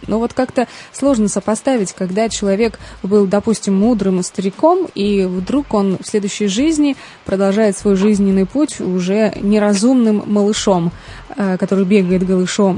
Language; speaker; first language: Russian; native; Russian